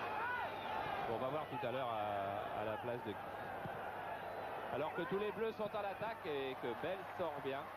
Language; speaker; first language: French; native; French